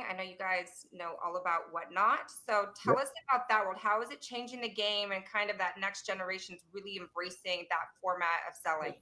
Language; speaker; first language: English; native; English